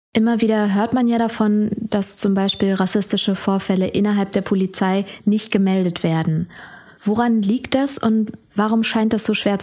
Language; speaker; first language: German; native; German